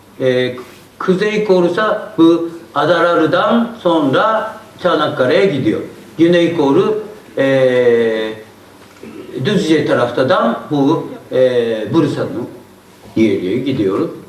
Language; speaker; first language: Turkish; non-native, learner; Japanese